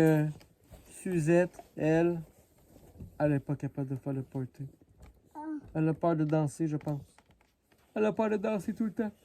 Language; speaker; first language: French; native; French